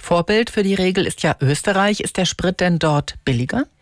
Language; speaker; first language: German; native; German